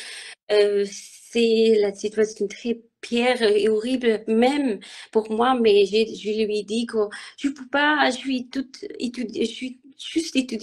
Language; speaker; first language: French; non-native, learner; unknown